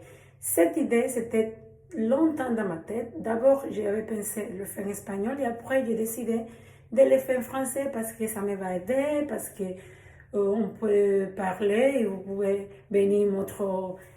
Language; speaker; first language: French; non-native, learner; Spanish